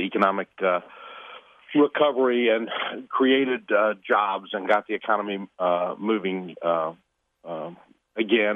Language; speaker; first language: English; native; English